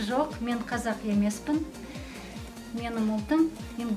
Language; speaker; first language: Kazakh; non-native, local second language; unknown